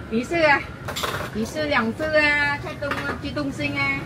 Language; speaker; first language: Chinese; non-native, learner; Vietnamese